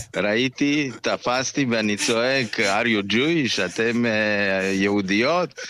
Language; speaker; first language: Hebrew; non-native, fluent; Romanian